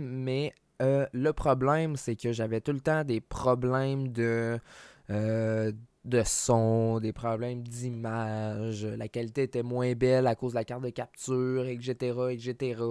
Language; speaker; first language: French; native; French